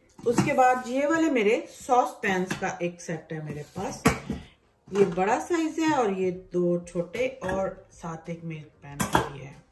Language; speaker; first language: Urdu; native; Urdu